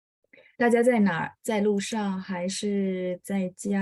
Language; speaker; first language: Chinese; non-native, fluent; Indonesian